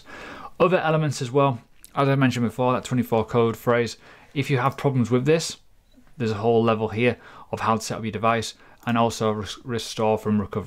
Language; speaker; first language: English; native; English